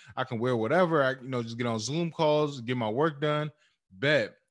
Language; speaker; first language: English; early bilingual, other home language; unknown